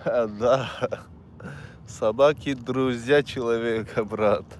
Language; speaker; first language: Russian; non-native, local second language; Tajik